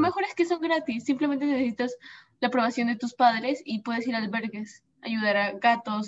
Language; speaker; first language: Spanish; native; Spanish